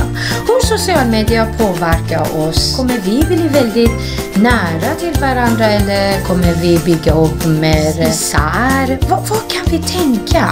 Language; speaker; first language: Swedish; non-native, fluent; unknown